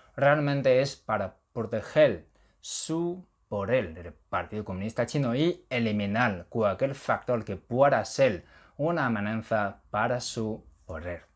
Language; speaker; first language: Spanish; non-native, fluent; Chinese